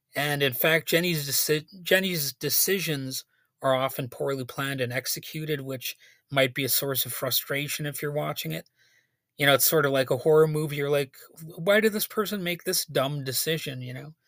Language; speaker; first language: English; native; English